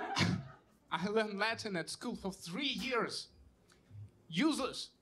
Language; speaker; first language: English; non-native, fluent; Russian